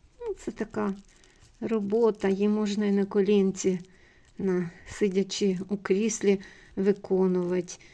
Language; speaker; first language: Ukrainian; non-native, local second language; Russian